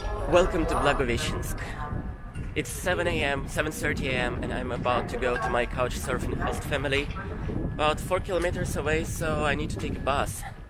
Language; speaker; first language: English; non-native, fluent; Russian